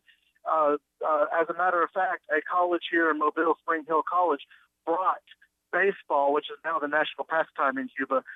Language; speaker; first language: English; non-native, fluent; Spanish